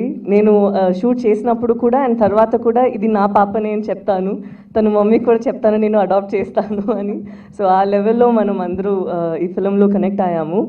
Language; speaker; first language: Telugu; non-native, local second language; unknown